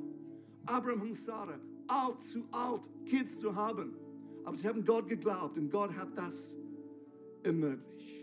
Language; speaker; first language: German; non-native, fluent; English